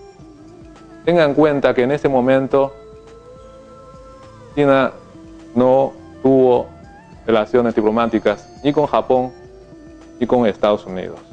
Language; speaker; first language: Spanish; non-native, fluent; Chinese